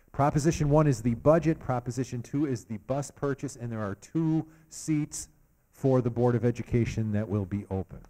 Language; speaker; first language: English; native; English